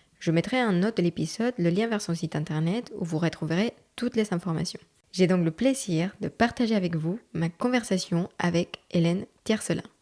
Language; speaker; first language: French; non-native, fluent; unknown